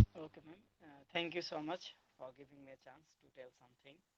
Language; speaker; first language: English; non-native, learner; Bangla